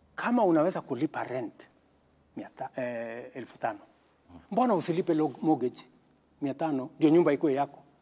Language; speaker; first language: Swahili; non-native, local second language; Kalenjin